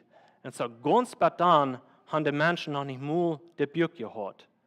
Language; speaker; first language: German; non-native, learner; Plautdietsch